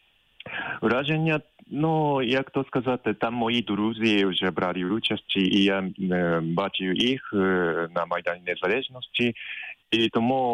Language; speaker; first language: Ukrainian; non-native, fluent; Japanese